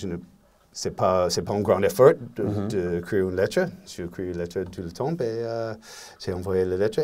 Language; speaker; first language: French; non-native, learner; English